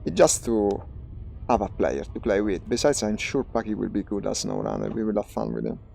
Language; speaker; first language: English; non-native, fluent; Italian